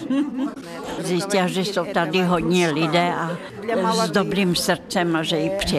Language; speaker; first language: Czech; non-native, fluent; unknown